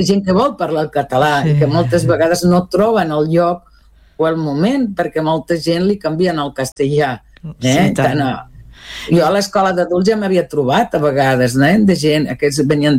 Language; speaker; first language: Catalan; non-native, local second language; Spanish